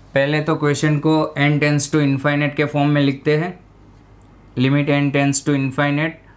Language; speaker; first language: Hindi; non-native, local second language; Gujarati